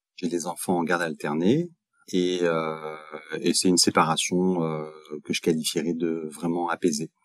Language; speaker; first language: French; native; French